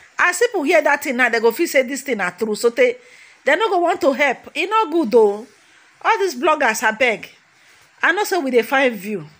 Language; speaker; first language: Nigerian Pidgin; native; Nigerian Pidgin